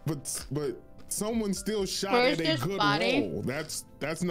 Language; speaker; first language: English; native; English